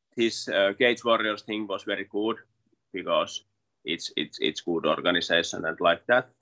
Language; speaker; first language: English; non-native, learner; Finnish